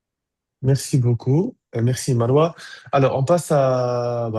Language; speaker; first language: French; native; French